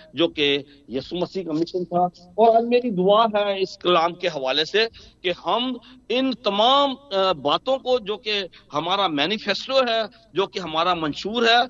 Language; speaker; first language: Urdu; non-native, local second language; Punjabi